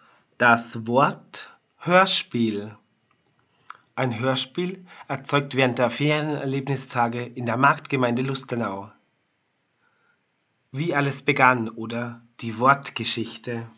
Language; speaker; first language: German; native; German